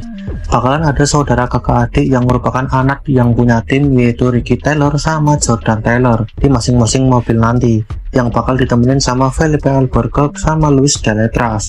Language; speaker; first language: Indonesian; native; Indonesian